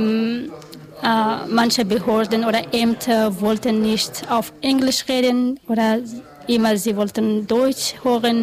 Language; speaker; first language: German; non-native, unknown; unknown